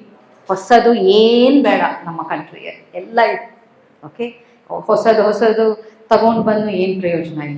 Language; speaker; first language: Kannada; non-native, local second language; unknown